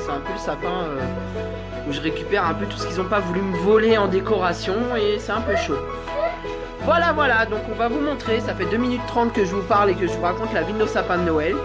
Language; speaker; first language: French; native; French